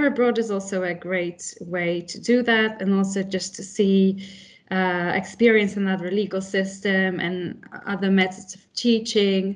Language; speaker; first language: English; non-native, fluent; Polish